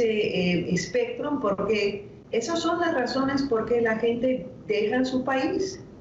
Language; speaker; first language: Spanish; non-native, fluent; English